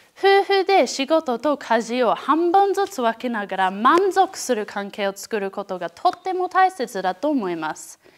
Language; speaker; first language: Japanese; non-native, learner; English